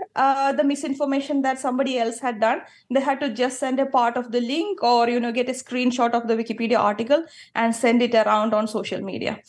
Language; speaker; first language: English; non-native, local second language; Malayalam